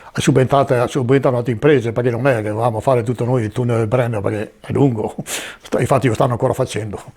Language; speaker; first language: Italian; native; Italian